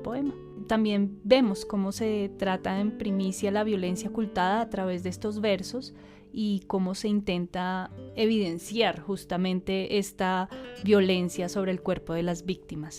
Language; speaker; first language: Spanish; native; Spanish